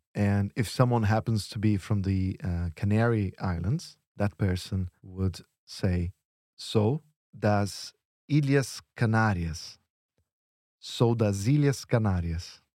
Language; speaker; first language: English; non-native, fluent; Portuguese